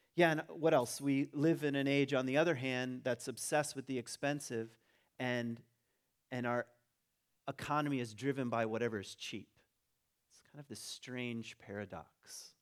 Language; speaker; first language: English; native; English